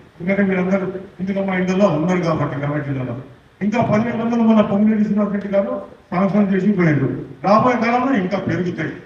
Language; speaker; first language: Telugu; non-native, local second language; Urdu